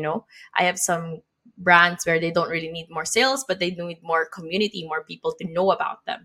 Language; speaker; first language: English; non-native, local second language; Filipino